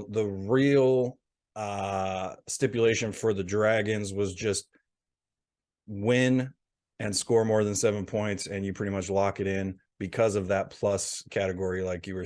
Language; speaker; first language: English; native; English